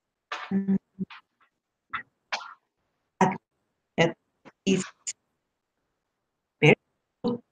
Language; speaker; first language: English; non-native, learner; Spanish